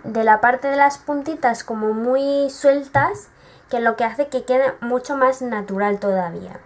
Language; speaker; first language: Spanish; native; Spanish